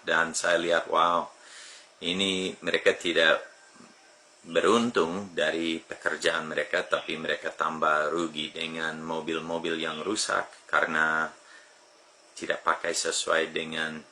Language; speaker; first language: Indonesian; non-native, fluent; English